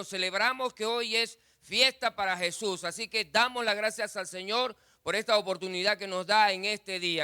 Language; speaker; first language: Spanish; native; Spanish